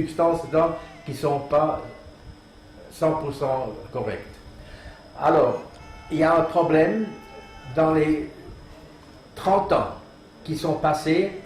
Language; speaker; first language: French; non-native, fluent; German